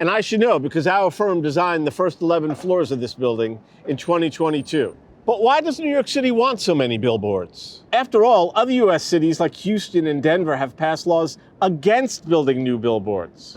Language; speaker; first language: English; native; English